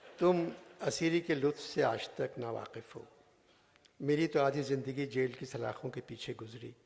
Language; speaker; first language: Urdu; native; Urdu